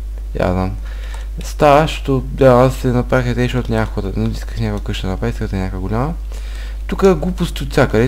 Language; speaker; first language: Bulgarian; native; Bulgarian